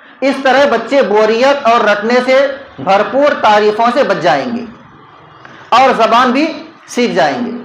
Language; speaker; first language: Urdu; native; Urdu